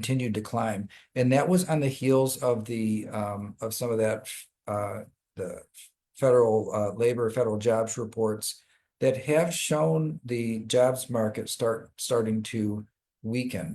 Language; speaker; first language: English; native; English